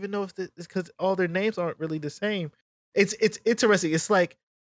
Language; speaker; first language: English; native; English